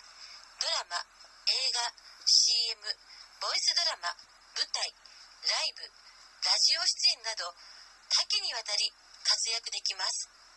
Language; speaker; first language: Japanese; native; Japanese